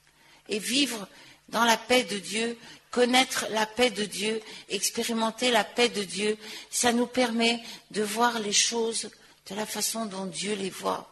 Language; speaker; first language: French; native; French